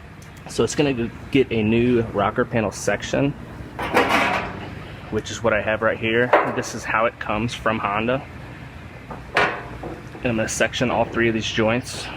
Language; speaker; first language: English; native; English